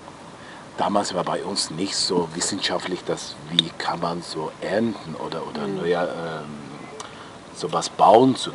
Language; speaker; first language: German; non-native, local second language; Turkish